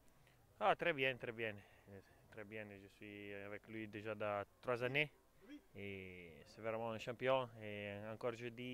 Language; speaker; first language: French; non-native, learner; Italian